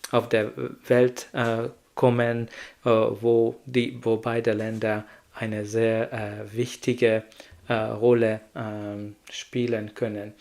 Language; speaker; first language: German; non-native, learner; Hungarian